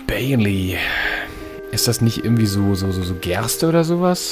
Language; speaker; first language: German; native; German